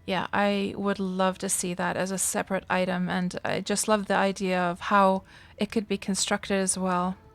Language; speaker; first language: English; non-native, fluent; Finnish